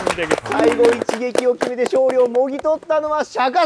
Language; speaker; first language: Japanese; native; Japanese